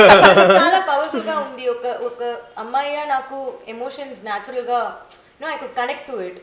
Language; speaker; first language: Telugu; non-native, learner; Tamil